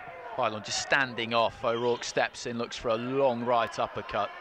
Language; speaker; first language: English; native; English